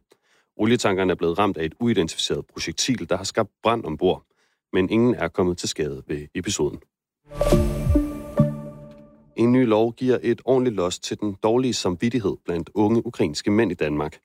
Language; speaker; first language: Danish; native; Danish